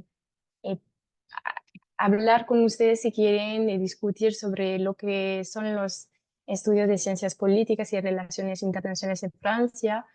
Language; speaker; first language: Spanish; non-native, fluent; French